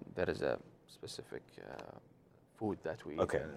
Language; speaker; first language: English; non-native, fluent; Arabic